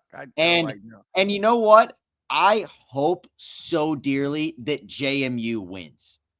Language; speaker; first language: English; native; English